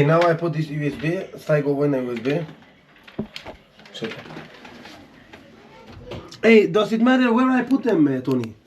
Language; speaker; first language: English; non-native, learner; Macedonian